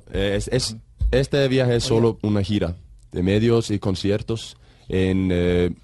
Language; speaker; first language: Spanish; non-native, learner; Icelandic